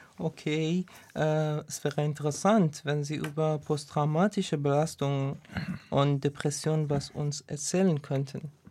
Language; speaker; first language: German; non-native, learner; Persian